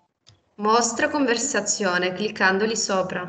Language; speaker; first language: Italian; native; Italian